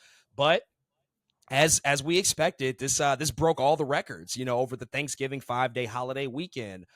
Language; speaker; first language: English; native; English